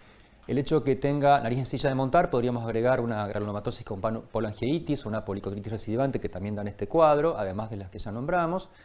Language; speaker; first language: Spanish; native; Spanish